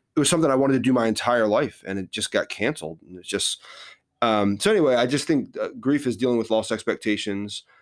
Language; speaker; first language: English; native; English